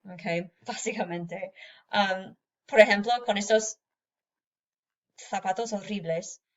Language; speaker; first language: Spanish; non-native, fluent; English